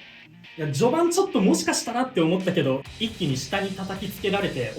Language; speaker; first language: Japanese; native; Japanese